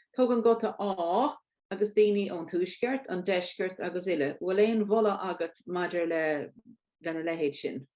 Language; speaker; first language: Irish; native; Irish